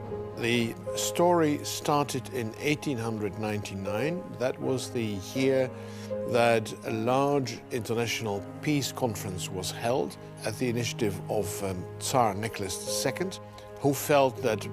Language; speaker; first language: English; non-native, fluent; Dutch